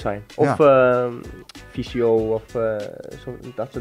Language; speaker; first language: Dutch; non-native, fluent; Danish